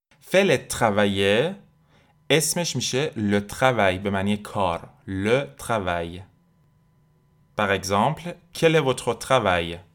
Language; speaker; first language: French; non-native, fluent; Persian